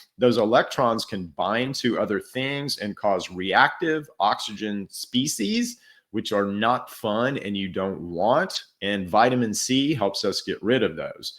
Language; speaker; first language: English; native; English